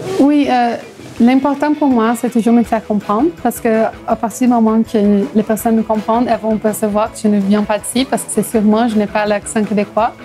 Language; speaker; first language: French; non-native, fluent; Portuguese